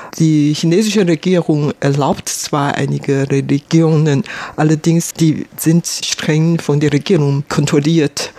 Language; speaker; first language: German; non-native, fluent; Chinese